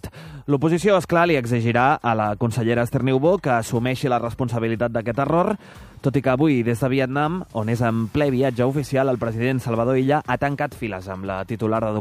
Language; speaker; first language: Catalan; native; Catalan